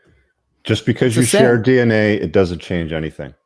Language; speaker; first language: English; native; English